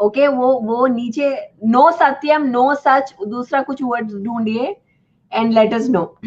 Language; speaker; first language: Hindi; non-native, learner; Telugu